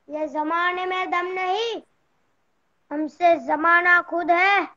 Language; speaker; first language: Hindi; non-native, local second language; Gujarati